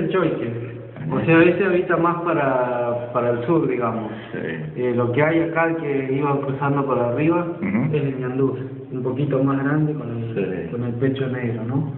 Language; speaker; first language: Spanish; native; Spanish